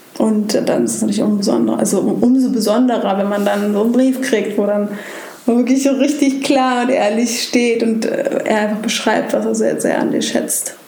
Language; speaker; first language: German; native; German